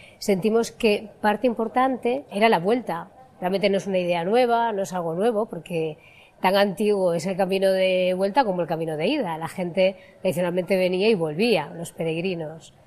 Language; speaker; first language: Spanish; native; Spanish